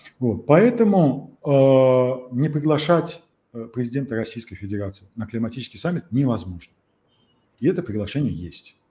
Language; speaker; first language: Russian; non-native, local second language; Azerbaijani